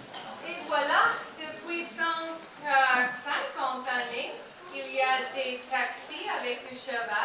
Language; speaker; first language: French; non-native, learner; English